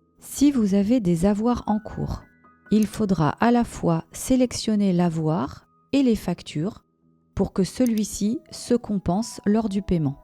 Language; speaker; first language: French; native; French